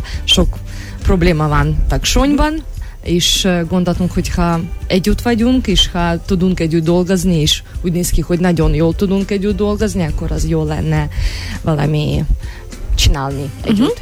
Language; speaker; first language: Hungarian; non-native, learner; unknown